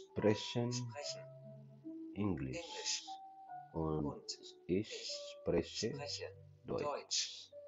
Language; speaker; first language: German; non-native, learner; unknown